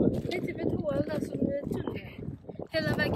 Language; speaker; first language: Swedish; native; Swedish